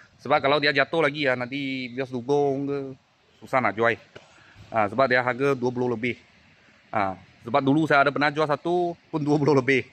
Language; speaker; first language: Malay; non-native, local second language; Chinese